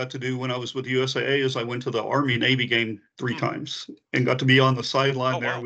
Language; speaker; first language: English; native; English